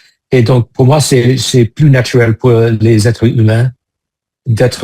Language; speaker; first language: French; non-native, fluent; English